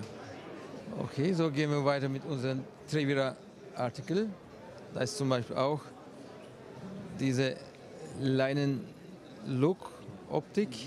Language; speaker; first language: German; non-native, fluent; Turkish